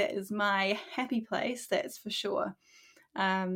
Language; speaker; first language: English; native; English